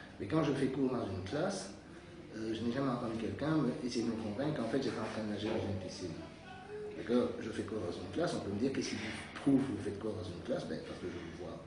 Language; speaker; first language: French; native; French